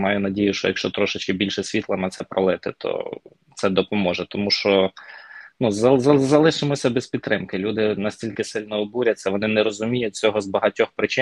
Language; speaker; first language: Ukrainian; native; Ukrainian